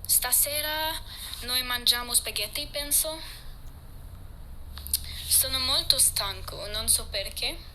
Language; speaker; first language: Italian; non-native, learner; French